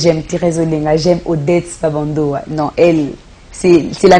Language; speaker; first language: French; non-native, local second language; Lingala